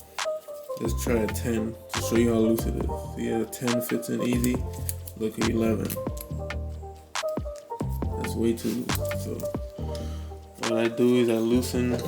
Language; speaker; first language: English; native; English